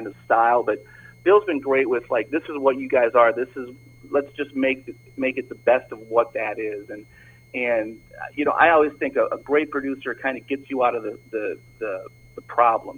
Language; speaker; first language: English; native; English